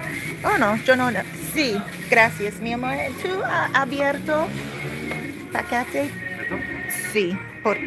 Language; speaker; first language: Spanish; non-native, learner; English